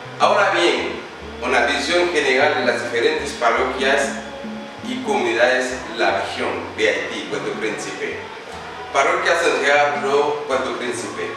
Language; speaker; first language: Spanish; non-native, learner; Haitian Creole